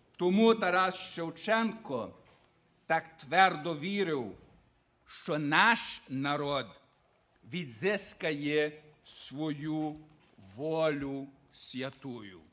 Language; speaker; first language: Ukrainian; early bilingual, heritage; Ukrainian